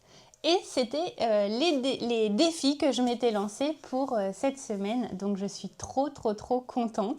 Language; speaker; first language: French; native; French